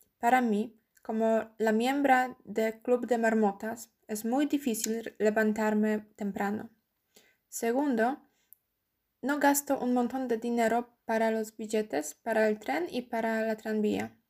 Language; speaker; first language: Spanish; non-native, learner; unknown